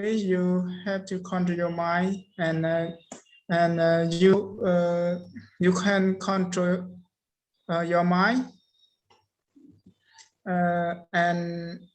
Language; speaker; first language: English; non-native, learner; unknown